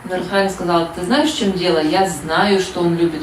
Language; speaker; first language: Russian; native; Russian